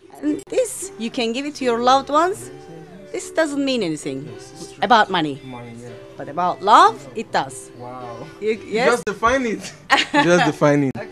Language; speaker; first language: English; non-native, learner; Greek